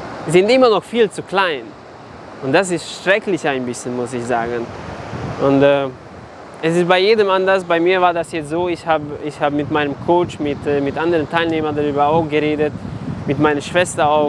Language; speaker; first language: German; non-native, fluent; Serbian